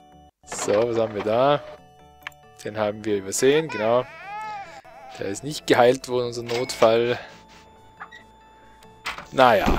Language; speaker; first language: German; native; German